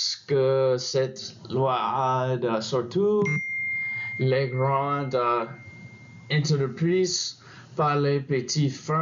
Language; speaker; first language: French; non-native, learner; English